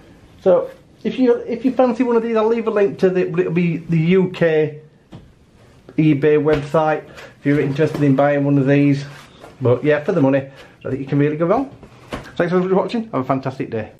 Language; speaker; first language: English; native; English